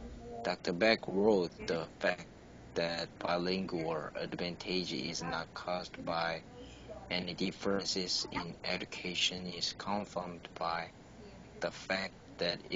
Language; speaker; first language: English; non-native, learner; Korean